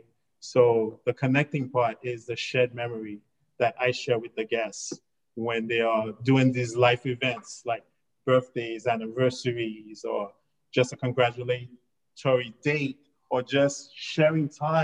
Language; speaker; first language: English; native; English